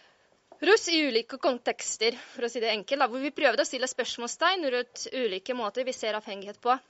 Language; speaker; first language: Norwegian; non-native, fluent; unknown